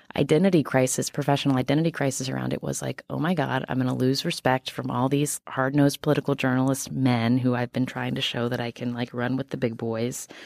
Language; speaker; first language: English; native; English